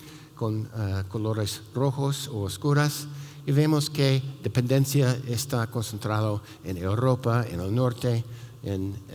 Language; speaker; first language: Spanish; non-native, fluent; English